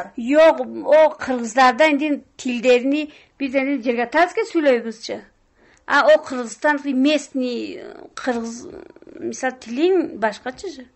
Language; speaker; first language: Kyrgyz; non-native, local second language; Tajik